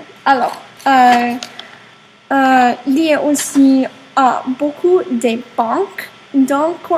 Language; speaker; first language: French; non-native, learner; English